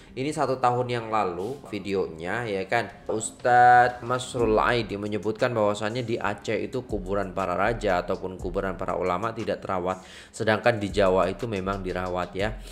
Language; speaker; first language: Indonesian; native; Indonesian